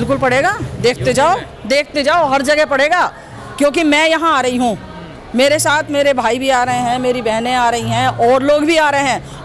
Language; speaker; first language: Hindi; native; Hindi